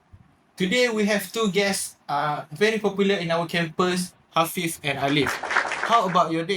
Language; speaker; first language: English; non-native, learner; Malay